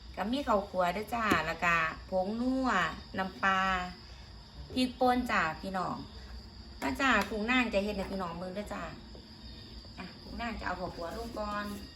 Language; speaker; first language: Thai; native; Thai